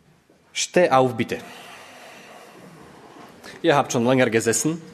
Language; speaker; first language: German; non-native, fluent; Slovak